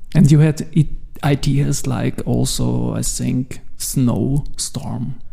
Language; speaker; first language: English; non-native, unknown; German